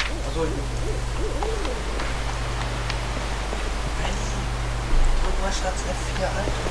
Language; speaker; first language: German; native; German